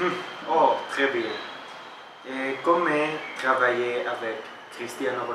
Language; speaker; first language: French; non-native, learner; Spanish